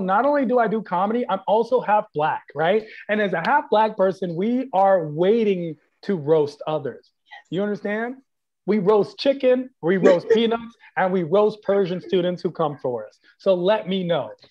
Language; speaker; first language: English; early bilingual, other home language; Persian